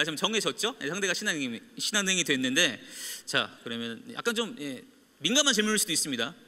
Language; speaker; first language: Korean; native; Korean